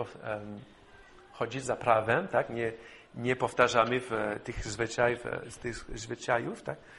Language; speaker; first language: Polish; non-native, fluent; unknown